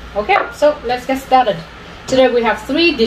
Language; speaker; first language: English; non-native, fluent; Vietnamese